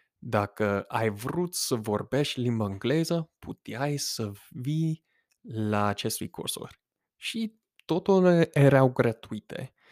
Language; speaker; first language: Romanian; non-native, fluent; English